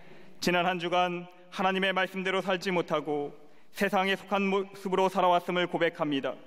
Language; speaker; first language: Korean; native; Korean